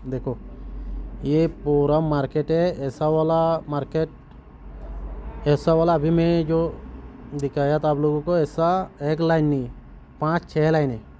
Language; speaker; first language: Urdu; non-native, fluent; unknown